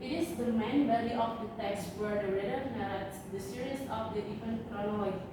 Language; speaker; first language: English; non-native, learner; Indonesian